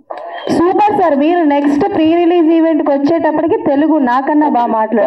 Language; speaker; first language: Telugu; native; Telugu